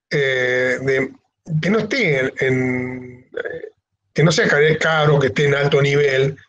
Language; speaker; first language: Spanish; native; Spanish